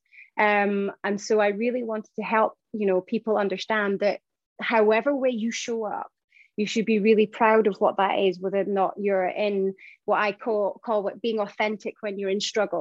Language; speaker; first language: English; native; English